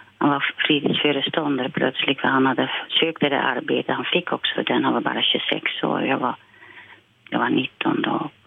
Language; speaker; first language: Swedish; non-native, fluent; Dutch